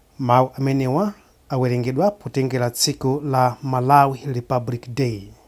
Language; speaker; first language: Nyanja; native; Nyanja